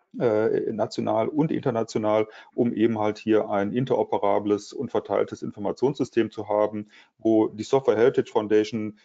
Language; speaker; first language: German; native; German